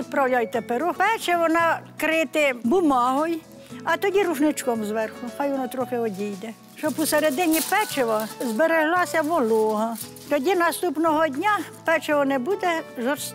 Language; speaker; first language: Ukrainian; native; Ukrainian